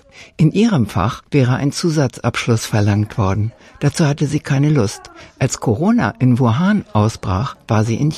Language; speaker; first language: German; native; German